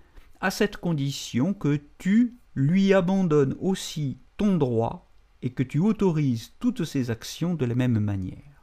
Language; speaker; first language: French; native; French